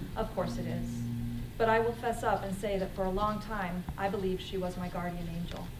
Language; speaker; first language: English; native; English